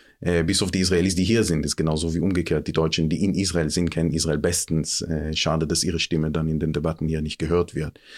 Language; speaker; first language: German; non-native, fluent; Hebrew